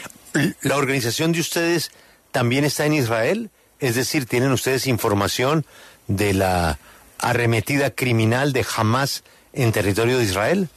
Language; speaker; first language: Spanish; native; Spanish